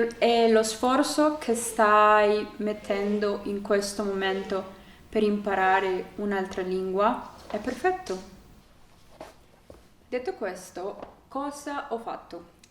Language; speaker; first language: Italian; non-native, learner; Spanish